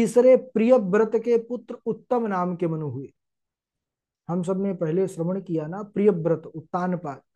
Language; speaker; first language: Hindi; native; Hindi